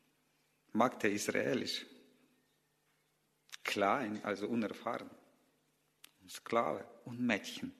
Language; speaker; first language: German; non-native, learner; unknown